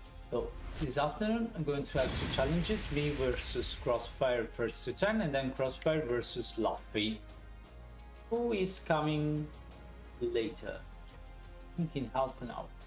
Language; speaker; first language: English; non-native, fluent; Italian